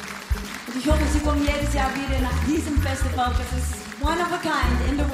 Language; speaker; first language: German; non-native, fluent; Dutch